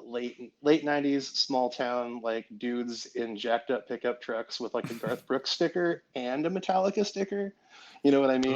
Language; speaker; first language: English; native; English